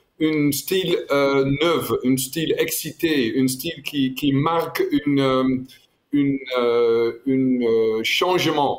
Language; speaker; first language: French; non-native, fluent; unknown